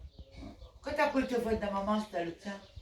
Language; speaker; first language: French; native; French